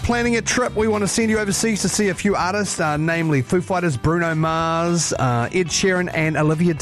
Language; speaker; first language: English; native; English